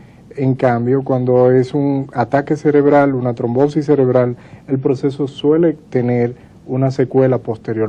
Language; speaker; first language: Spanish; native; Spanish